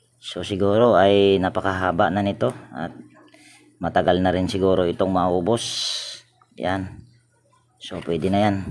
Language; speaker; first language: Filipino; native; Filipino